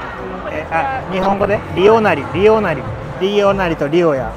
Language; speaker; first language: Japanese; native; Japanese